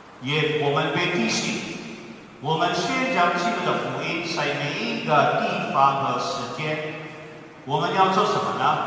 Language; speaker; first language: Chinese; non-native, fluent; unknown